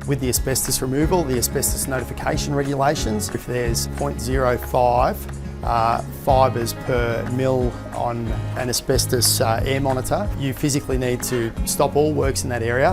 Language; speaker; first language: English; native; English